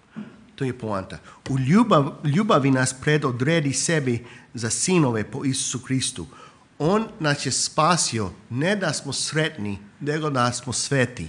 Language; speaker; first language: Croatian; non-native, fluent; English